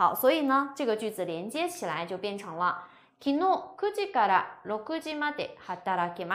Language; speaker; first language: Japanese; non-native, fluent; Chinese